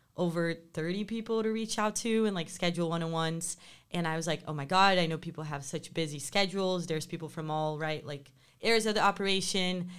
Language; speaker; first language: English; non-native, fluent; Portuguese